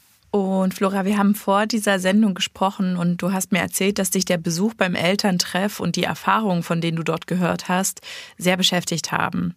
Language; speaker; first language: German; native; German